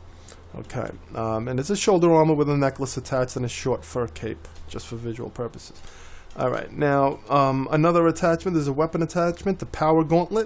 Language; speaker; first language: English; native; English